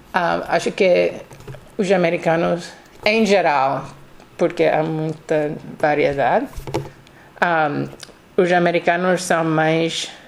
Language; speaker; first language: Portuguese; non-native, learner; English